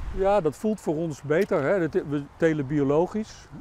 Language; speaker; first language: Dutch; native; Dutch